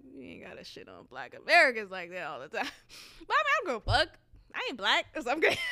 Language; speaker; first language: English; early bilingual, other home language; Haitian Creole